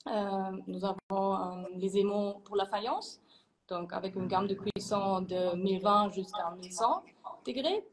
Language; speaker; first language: French; non-native, fluent; German